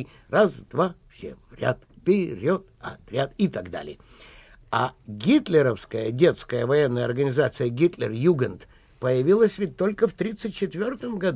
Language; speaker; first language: Russian; native; Russian